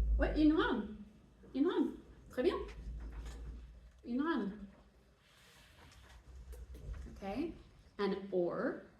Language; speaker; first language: French; non-native, fluent; English